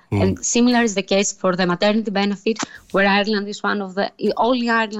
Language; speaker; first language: English; native; English